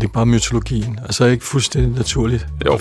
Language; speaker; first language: Danish; native; Danish